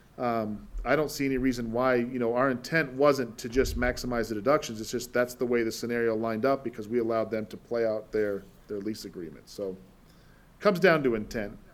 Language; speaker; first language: English; native; English